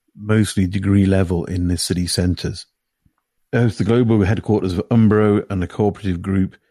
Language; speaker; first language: English; native; English